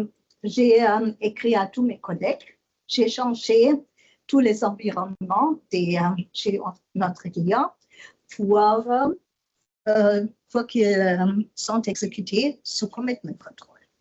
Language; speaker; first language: French; non-native, learner; German